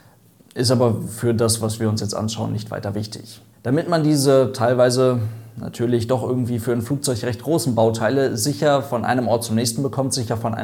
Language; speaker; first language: German; native; German